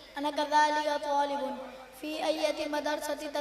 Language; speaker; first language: Arabic; non-native, learner; Urdu